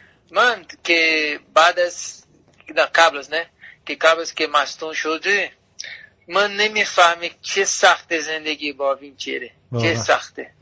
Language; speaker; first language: Persian; non-native, learner; Portuguese